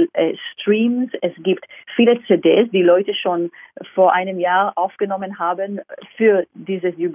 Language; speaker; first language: German; non-native, fluent; Hebrew